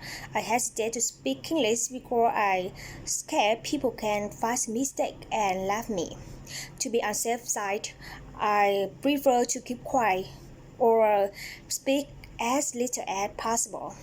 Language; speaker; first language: English; non-native, learner; Vietnamese